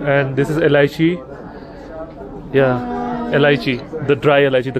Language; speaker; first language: English; non-native, local second language; Hindi